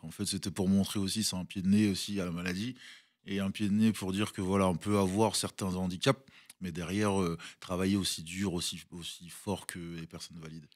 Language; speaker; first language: French; early bilingual, other home language; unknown